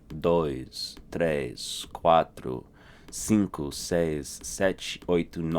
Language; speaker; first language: Portuguese; non-native, fluent; English